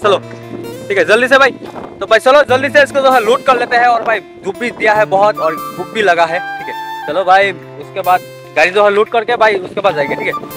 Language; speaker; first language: Hindi; non-native, local second language; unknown